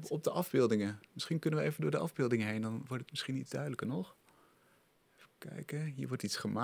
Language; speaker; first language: Dutch; native; Dutch